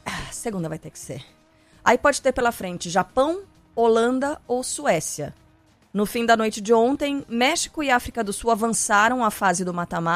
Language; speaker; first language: Portuguese; native; Portuguese